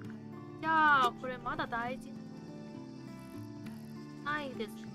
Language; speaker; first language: Japanese; non-native, learner; Chinese